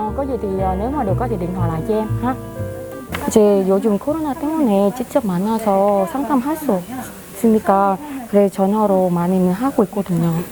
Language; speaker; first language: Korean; non-native, fluent; Vietnamese